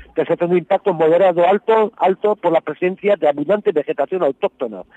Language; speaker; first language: Spanish; non-native, local second language; Basque